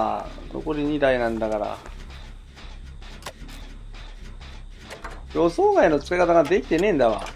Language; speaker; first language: Japanese; native; Japanese